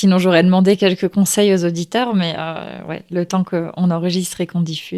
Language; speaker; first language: French; native; French